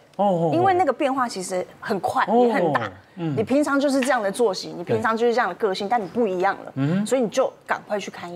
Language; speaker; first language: Chinese; native; Chinese